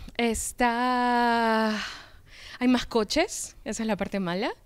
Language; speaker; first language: Spanish; native; Spanish